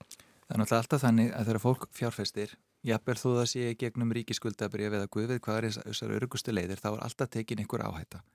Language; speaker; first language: Icelandic; native; Icelandic